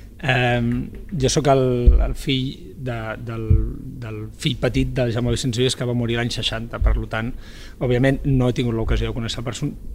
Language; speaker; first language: Catalan; native; Catalan